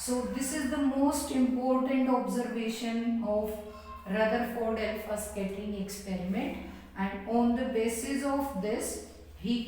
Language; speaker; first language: English; non-native, local second language; Hindi